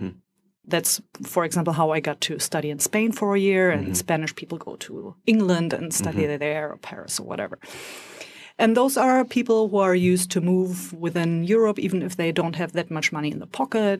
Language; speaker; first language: English; non-native, fluent; German